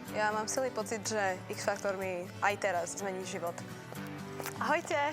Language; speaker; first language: Slovak; early bilingual, heritage; Slovak